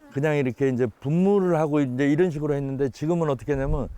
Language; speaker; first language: Korean; native; Korean